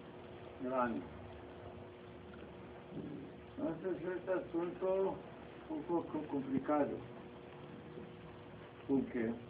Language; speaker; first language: Spanish; non-native, learner; Hebrew